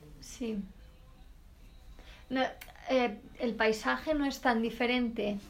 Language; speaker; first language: Spanish; native; Spanish